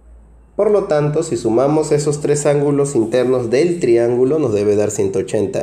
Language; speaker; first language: Spanish; native; Spanish